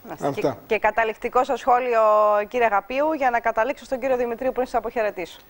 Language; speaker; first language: Greek; native; Greek